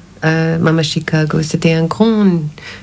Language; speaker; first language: French; non-native, learner; English